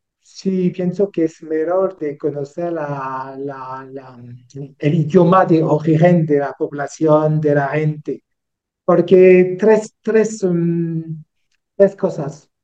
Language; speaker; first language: Spanish; non-native, learner; French